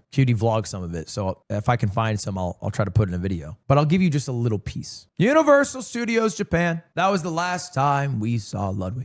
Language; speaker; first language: English; native; English